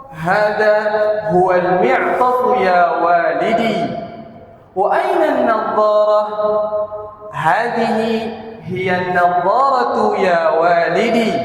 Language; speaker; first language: Arabic; non-native, fluent; Indonesian